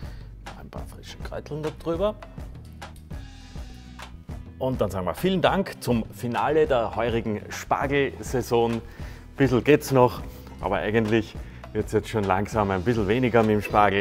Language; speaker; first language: German; native; German